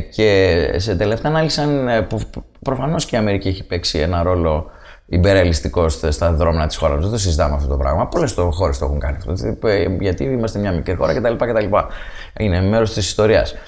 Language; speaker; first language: Greek; native; Greek